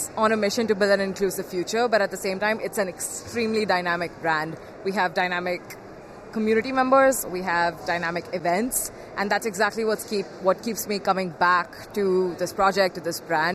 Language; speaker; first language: English; native; English